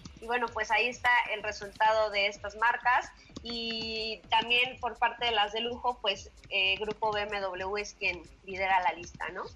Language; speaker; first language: Spanish; native; Spanish